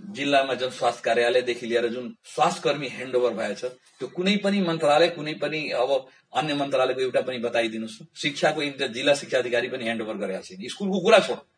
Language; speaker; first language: Nepali; non-native, local second language; Bhojpuri